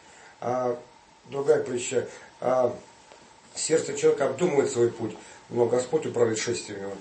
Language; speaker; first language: Russian; native; Russian